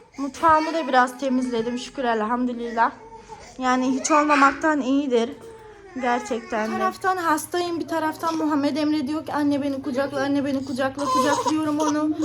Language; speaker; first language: Turkish; native; Turkish